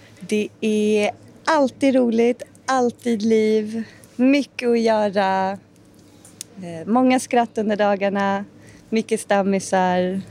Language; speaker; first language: Swedish; native; Swedish